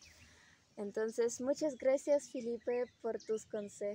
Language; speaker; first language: Spanish; non-native, learner; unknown